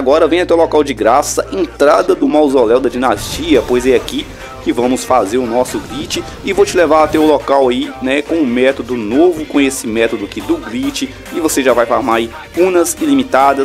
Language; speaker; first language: Portuguese; native; Portuguese